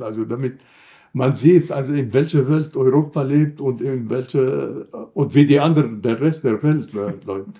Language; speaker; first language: German; non-native, fluent; Arabic